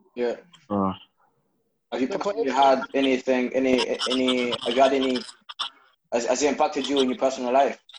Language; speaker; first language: English; non-native, fluent; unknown